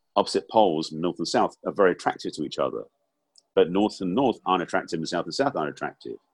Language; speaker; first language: English; native; English